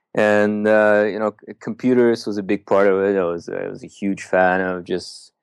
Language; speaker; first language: English; early bilingual, other home language; Russian